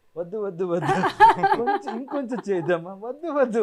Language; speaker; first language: Telugu; non-native, fluent; Kannada